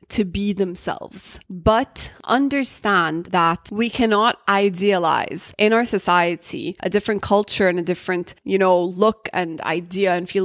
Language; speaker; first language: English; early bilingual, other home language; Arabic